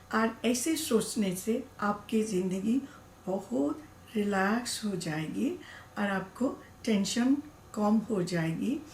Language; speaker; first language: Hindi; non-native, learner; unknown